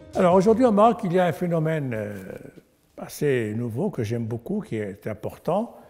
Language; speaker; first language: French; non-native, local second language; Arabic